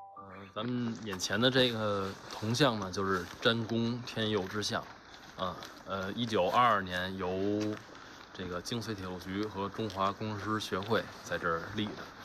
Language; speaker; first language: Chinese; native; Chinese